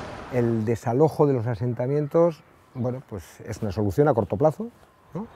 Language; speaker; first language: Spanish; native; Spanish